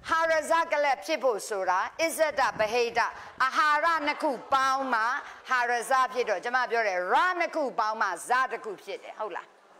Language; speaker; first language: Burmese; native; Burmese